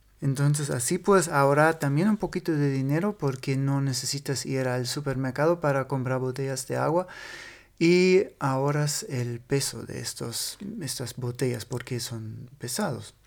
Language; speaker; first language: Spanish; non-native, fluent; German